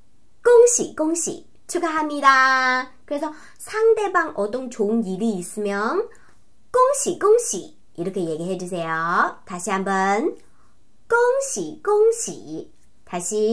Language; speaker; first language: Korean; non-native, fluent; Chinese